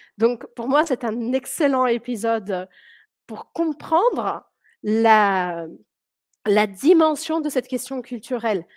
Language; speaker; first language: French; early bilingual, heritage; French